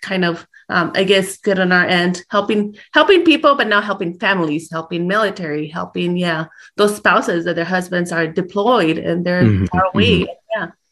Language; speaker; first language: English; early bilingual, other home language; Spanish